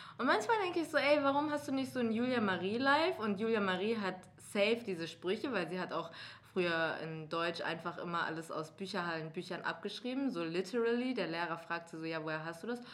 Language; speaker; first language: German; early bilingual, other home language; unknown